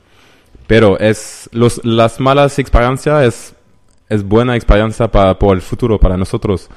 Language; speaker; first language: Spanish; non-native, learner; French